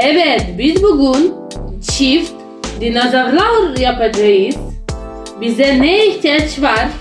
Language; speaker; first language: Turkish; non-native, learner; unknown